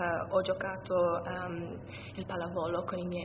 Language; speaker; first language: Italian; non-native, learner; English